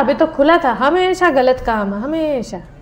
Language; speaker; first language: Hindi; native; Hindi